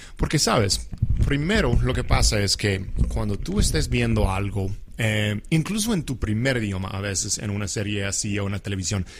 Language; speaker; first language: Spanish; non-native, fluent; English